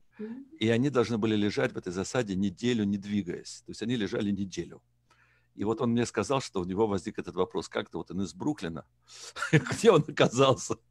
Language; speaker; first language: Russian; native; Russian